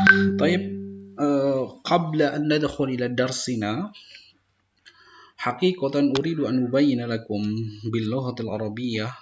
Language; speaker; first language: Arabic; non-native, fluent; Indonesian